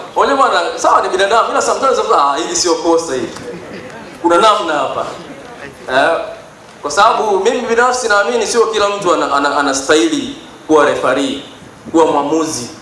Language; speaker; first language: Swahili; native; Swahili